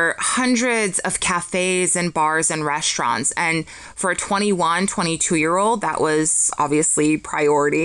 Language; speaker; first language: English; early bilingual, other home language; Polish